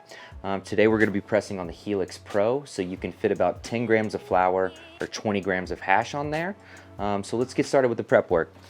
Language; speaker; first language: English; native; English